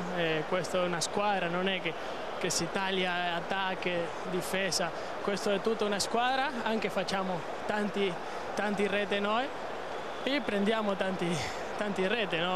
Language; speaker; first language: Italian; non-native, fluent; Spanish